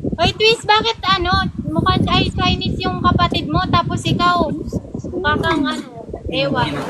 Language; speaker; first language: Filipino; native; Filipino